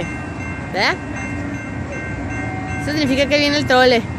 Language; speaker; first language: Spanish; native; Spanish